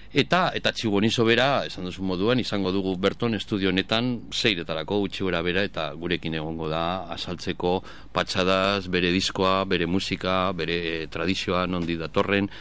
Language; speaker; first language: Basque; native; Basque